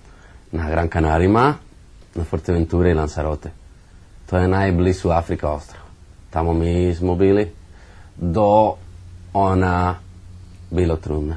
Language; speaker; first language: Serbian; non-native, learner; Spanish